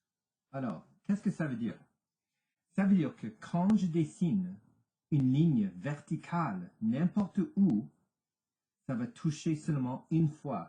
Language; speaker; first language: French; non-native, local second language; English